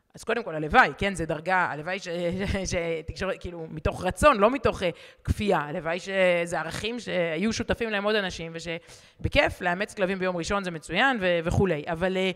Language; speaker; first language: Hebrew; native; Hebrew